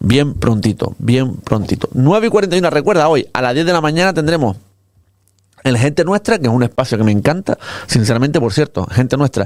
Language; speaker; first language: Spanish; native; Spanish